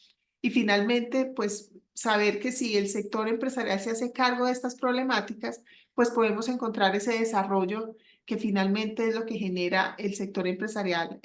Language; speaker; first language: Spanish; native; Spanish